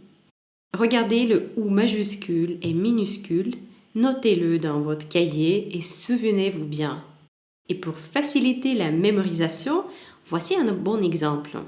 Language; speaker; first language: French; non-native, fluent; Russian